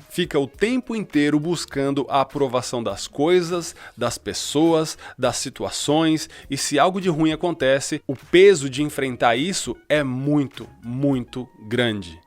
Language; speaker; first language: Portuguese; early bilingual, other home language; Spanish